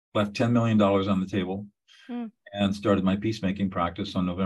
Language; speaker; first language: English; native; English